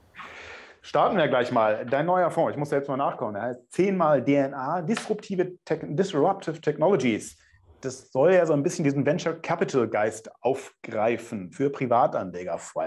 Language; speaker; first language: German; native; German